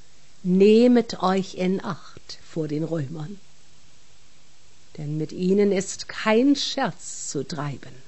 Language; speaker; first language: German; native; German